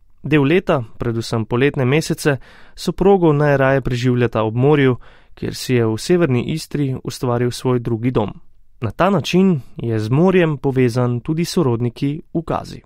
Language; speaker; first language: Slovenian; native; Slovenian